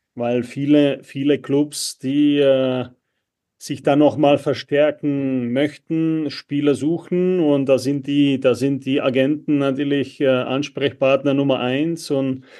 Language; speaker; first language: German; non-native, fluent; Czech